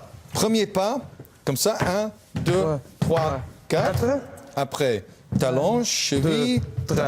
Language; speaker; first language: French; non-native, fluent; English